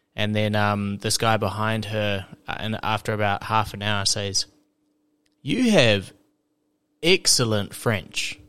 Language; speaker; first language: English; native; English